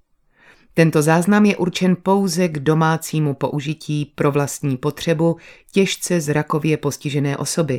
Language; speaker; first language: Czech; native; Czech